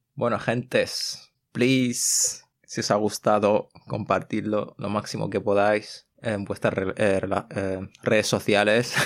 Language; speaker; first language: Spanish; early bilingual, other home language; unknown